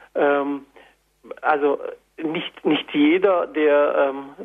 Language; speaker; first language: German; non-native, fluent; Turkish